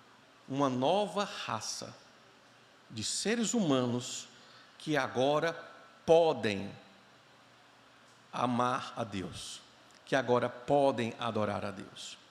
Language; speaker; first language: Portuguese; native; Portuguese